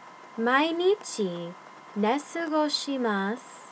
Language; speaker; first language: Japanese; non-native, learner; English